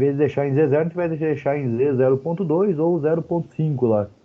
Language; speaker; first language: Portuguese; native; Portuguese